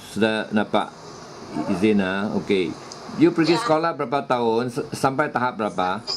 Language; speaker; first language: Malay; non-native, local second language; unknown